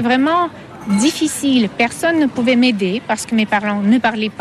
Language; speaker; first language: French; non-native, fluent; Russian